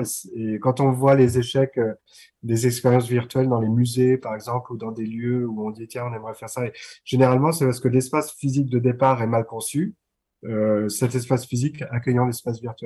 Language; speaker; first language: French; native; French